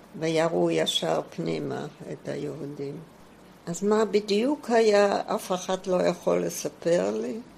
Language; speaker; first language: Hebrew; non-native, fluent; German